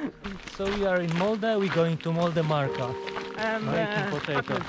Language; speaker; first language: English; non-native, learner; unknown